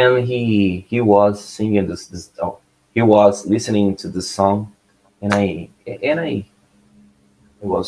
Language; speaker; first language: English; non-native, learner; Portuguese